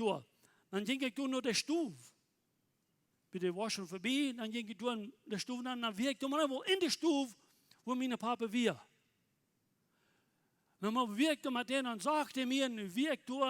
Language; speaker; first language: German; non-native, learner; Plautdietsch